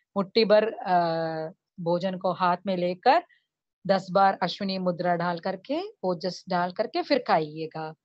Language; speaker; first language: Hindi; non-native, local second language; Tamil